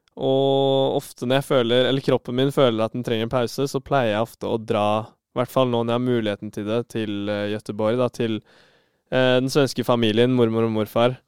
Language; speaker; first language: Norwegian; native; Norwegian